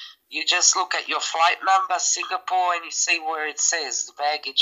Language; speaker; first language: English; early bilingual, other home language; Serbian